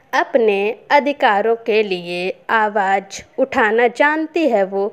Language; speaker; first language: Hindi; native; Hindi